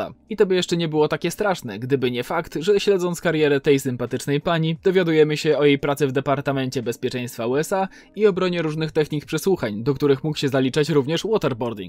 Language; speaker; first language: Polish; native; Polish